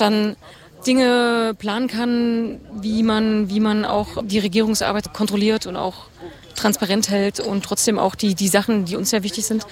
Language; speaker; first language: German; native; German